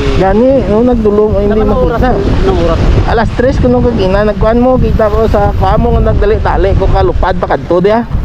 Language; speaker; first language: Filipino; native; Filipino